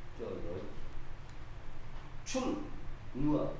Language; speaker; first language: Vietnamese; non-native, learner; Korean